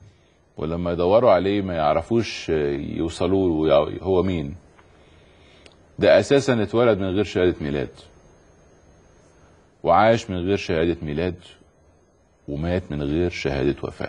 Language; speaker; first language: Arabic; native; Arabic